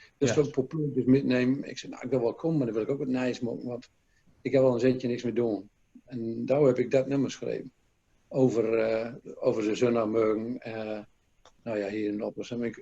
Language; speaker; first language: Dutch; native; Dutch